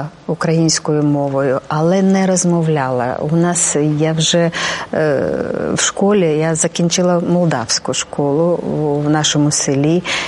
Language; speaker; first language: Ukrainian; non-native, local second language; Romanian